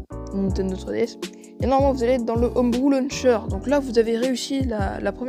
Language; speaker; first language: French; native; French